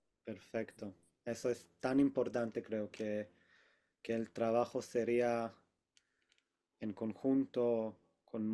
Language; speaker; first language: Spanish; non-native, fluent; Hebrew